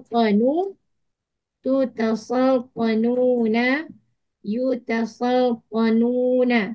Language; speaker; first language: Arabic; non-native, learner; Malay